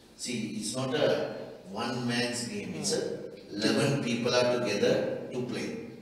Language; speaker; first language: English; non-native, local second language; Sinhala